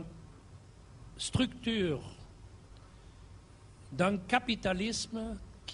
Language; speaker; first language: French; non-native, fluent; German